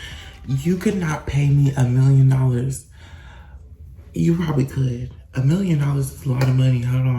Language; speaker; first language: English; native; English